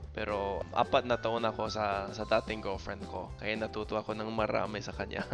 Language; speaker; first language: Filipino; non-native, fluent; English